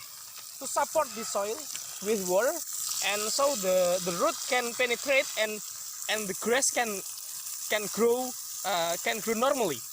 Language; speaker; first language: English; non-native, fluent; Indonesian